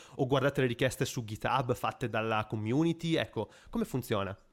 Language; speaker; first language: Italian; native; Italian